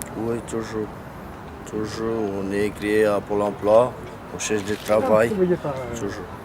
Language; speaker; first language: French; non-native, learner; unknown